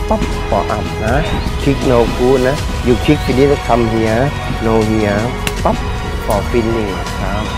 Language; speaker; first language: English; non-native, learner; Thai